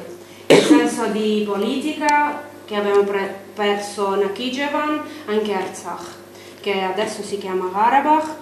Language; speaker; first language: Italian; non-native, learner; Armenian